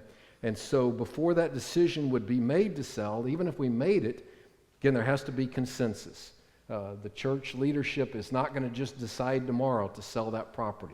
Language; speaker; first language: English; native; English